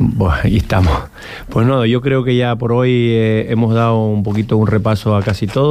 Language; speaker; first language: Spanish; native; Spanish